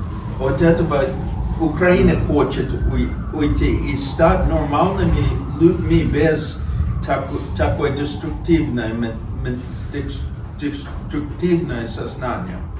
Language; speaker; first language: Russian; non-native, fluent; English